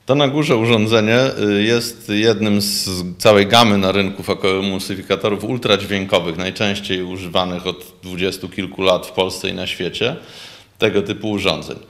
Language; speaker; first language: Polish; native; Polish